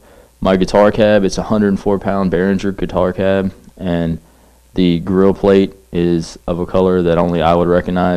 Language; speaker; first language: English; native; English